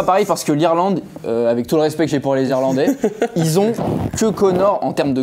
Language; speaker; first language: French; native; French